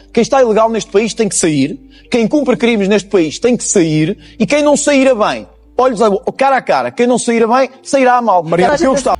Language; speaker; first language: Portuguese; native; Portuguese